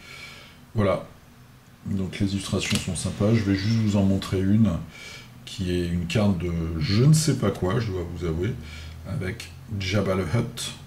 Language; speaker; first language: French; native; French